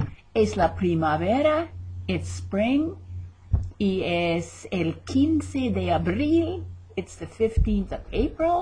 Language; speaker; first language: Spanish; non-native, fluent; English